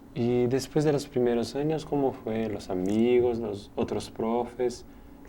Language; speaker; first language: Spanish; non-native, learner; Portuguese